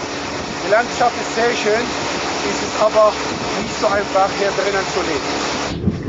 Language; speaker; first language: German; non-native, fluent; Arabic